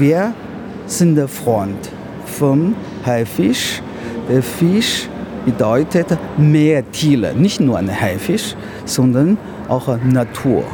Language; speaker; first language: German; non-native, learner; Chinese